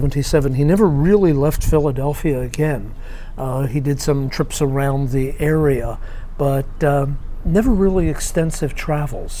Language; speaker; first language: English; native; English